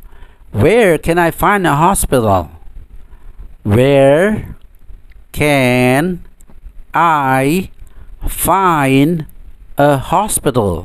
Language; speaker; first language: English; non-native, fluent; Indonesian